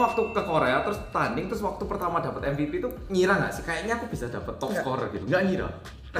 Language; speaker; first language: Indonesian; native; Indonesian